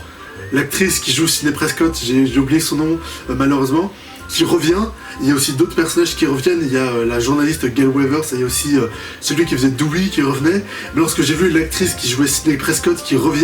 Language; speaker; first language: French; native; French